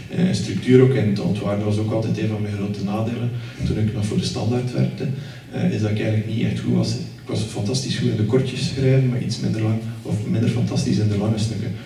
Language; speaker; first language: Dutch; native; Dutch